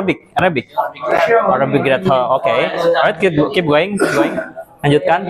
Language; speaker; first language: English; non-native, fluent; Indonesian